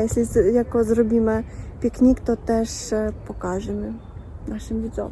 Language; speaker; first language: Polish; non-native, learner; Russian